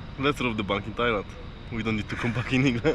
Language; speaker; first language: English; non-native, learner; Polish